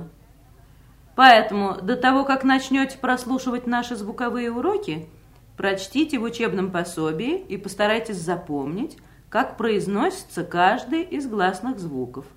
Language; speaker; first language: Russian; native; Russian